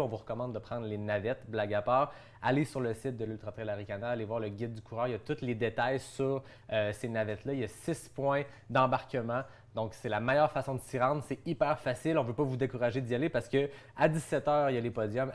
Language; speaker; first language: French; native; French